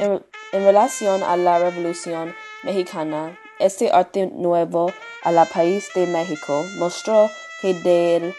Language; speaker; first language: Spanish; non-native, learner; English